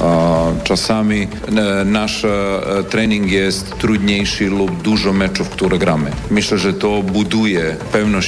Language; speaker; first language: Polish; non-native, learner; Serbian